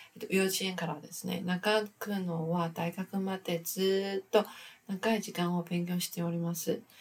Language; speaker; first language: Japanese; non-native, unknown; Chinese